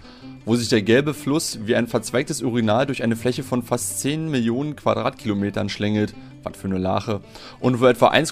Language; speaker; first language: German; native; German